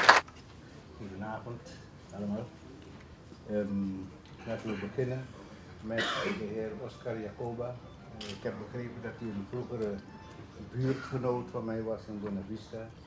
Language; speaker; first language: Dutch; non-native, local second language; Papiamento